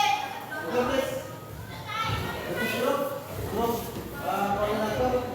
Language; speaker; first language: English; non-native, learner; Indonesian